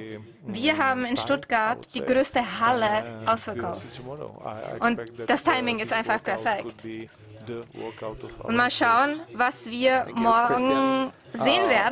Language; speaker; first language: German; non-native, fluent; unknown